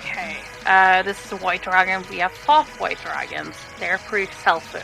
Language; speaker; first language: English; non-native, fluent; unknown